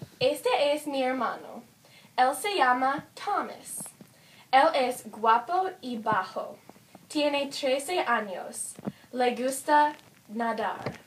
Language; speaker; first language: Spanish; non-native, learner; English